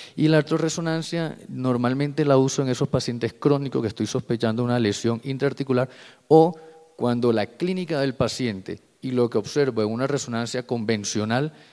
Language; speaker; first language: Spanish; native; Spanish